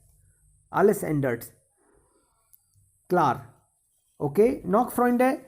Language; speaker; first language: German; non-native, fluent; Hindi